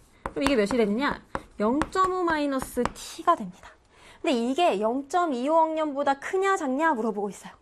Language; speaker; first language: Korean; native; Korean